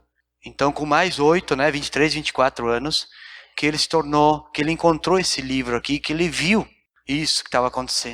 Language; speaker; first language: Portuguese; native; Portuguese